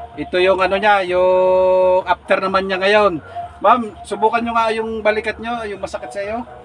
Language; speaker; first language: Filipino; native; Filipino